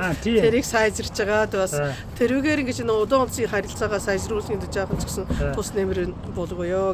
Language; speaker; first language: Mongolian; non-native, fluent; Japanese